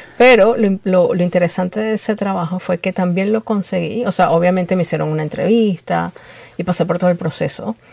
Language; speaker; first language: Spanish; native; Spanish